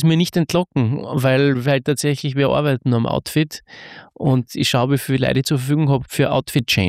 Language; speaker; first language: German; native; German